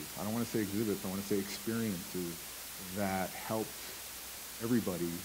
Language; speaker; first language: English; native; English